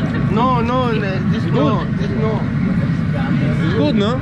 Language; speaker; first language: English; non-native, learner; Arabic